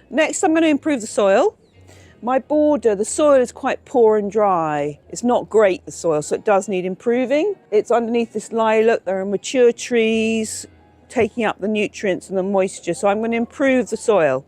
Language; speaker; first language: English; native; English